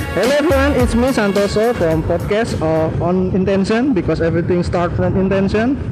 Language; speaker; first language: English; non-native, learner; Indonesian